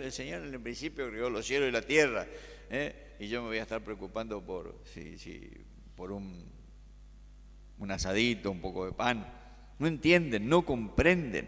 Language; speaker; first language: Spanish; native; Spanish